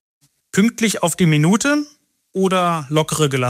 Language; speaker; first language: German; native; German